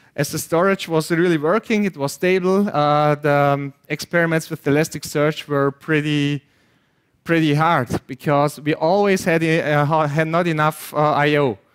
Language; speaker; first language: English; non-native, fluent; German